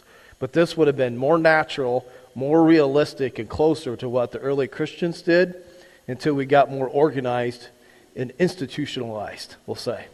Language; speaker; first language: English; native; English